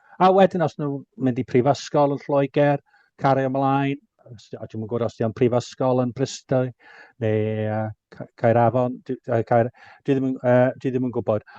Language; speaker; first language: Welsh; native; Welsh